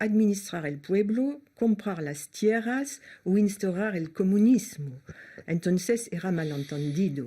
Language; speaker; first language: Spanish; non-native, fluent; French